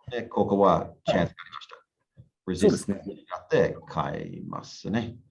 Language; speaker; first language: Japanese; non-native, learner; English